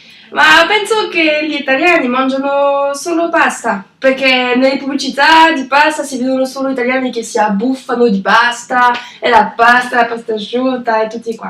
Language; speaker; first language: Italian; non-native, learner; French